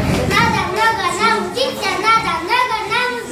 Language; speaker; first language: Russian; non-native, learner; Kyrgyz